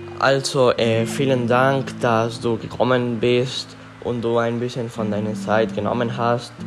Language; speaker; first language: German; non-native, learner; Spanish